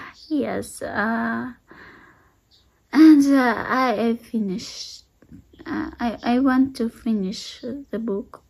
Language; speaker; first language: English; non-native, learner; Russian